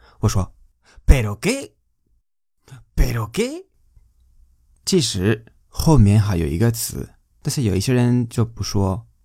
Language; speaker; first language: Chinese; non-native, fluent; Spanish